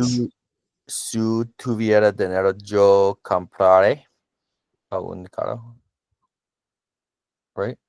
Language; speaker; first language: Spanish; non-native, learner; English